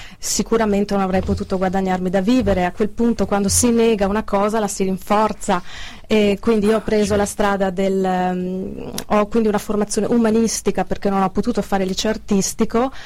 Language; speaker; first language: Italian; native; Italian